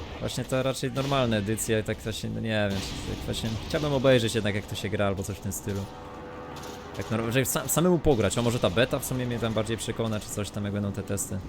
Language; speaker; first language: Polish; native; Polish